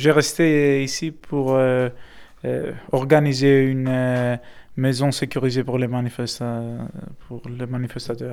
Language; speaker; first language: French; non-native, learner; Greek